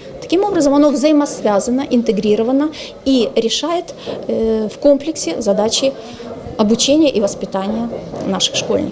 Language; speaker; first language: Russian; non-native, local second language; Ukrainian